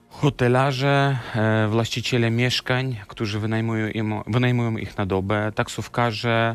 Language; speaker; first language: Polish; non-native, fluent; Belarusian